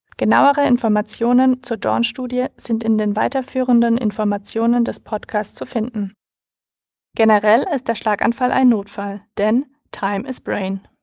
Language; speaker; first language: German; native; German